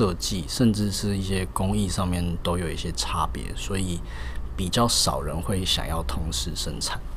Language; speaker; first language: Chinese; native; Chinese